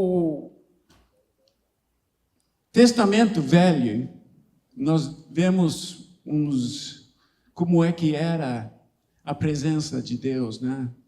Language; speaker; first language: Portuguese; non-native, fluent; English